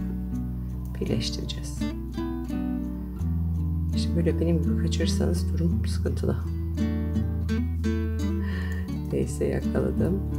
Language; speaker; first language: Turkish; native; Turkish